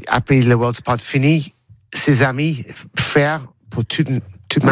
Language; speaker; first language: French; non-native, learner; English